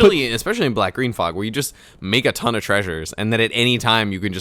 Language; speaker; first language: English; native; English